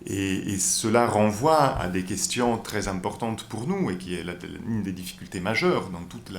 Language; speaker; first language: French; native; French